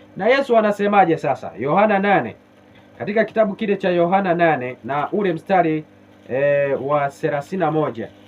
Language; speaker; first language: Swahili; native; Swahili